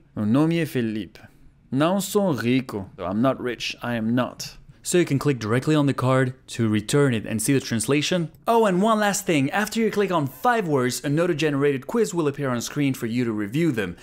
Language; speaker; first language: English; non-native, fluent; Japanese